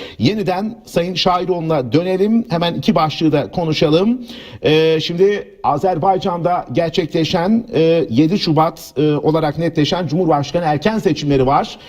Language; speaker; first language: Turkish; native; Turkish